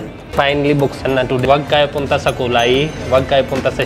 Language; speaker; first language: Filipino; non-native, learner; Punjabi